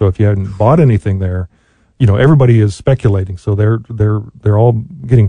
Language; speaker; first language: English; native; English